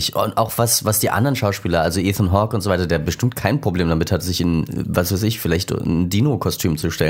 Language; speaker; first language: German; native; German